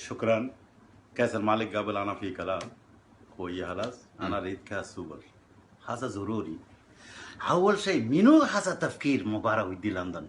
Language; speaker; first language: Arabic; non-native, learner; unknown